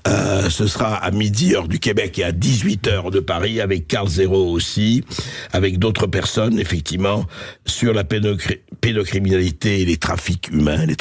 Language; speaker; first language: French; native; French